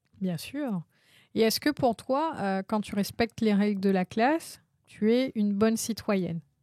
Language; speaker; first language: French; native; French